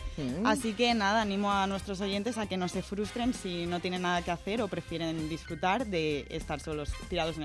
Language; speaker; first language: Spanish; native; Spanish